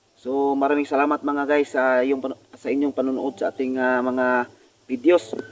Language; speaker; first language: Filipino; non-native, local second language; Cebuano